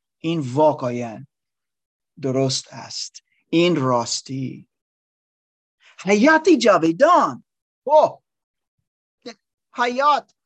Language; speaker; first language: Persian; non-native, learner; English